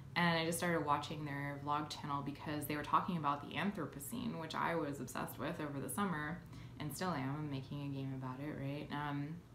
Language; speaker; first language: English; native; English